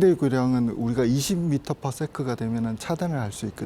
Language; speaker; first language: Korean; native; Korean